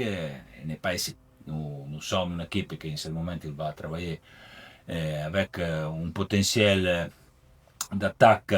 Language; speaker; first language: French; non-native, learner; Italian